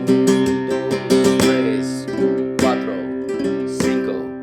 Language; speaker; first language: Spanish; non-native, learner; English